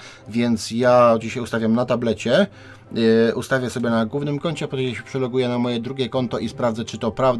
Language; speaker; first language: Polish; native; Polish